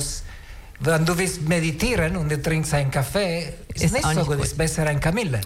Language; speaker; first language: German; non-native, learner; Italian